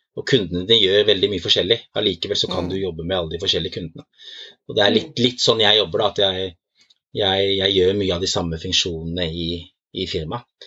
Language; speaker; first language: Norwegian; native; Norwegian